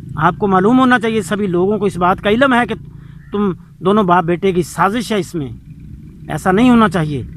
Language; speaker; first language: Urdu; native; Urdu